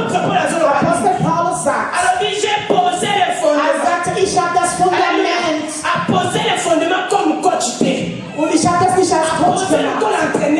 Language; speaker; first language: German; non-native, fluent; French